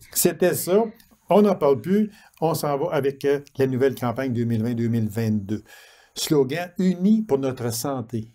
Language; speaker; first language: French; native; French